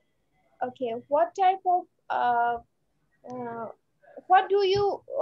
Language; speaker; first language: English; non-native, learner; Bangla